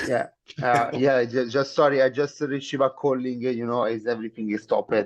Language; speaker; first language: English; non-native, learner; Italian